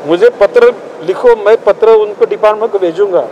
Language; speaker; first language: Hindi; non-native, local second language; Marathi